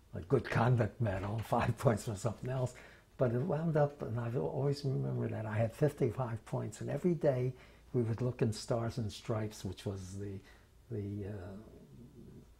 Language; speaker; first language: English; native; English